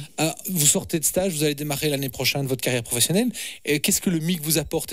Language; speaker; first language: French; native; French